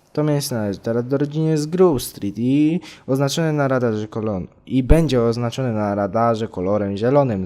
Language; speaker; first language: Polish; native; Polish